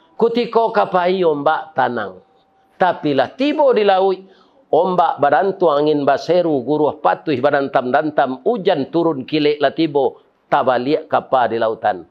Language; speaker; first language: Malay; non-native, local second language; Minangkabau